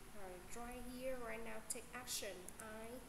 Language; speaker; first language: English; non-native, learner; Vietnamese